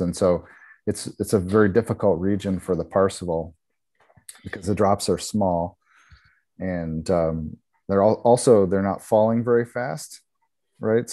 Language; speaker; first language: English; native; English